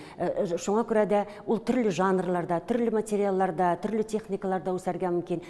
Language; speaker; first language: Tatar; native; Tatar